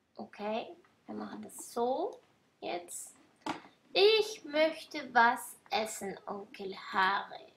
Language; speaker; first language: German; non-native, fluent; Spanish